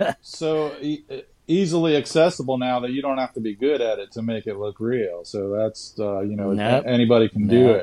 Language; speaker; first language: English; native; English